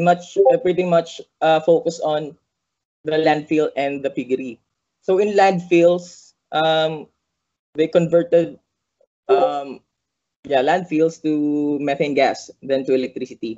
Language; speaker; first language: English; non-native, local second language; Cebuano